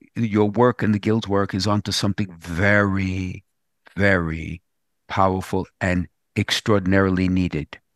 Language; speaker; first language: English; native; English